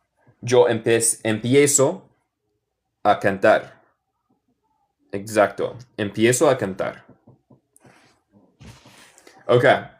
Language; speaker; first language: Spanish; non-native, fluent; English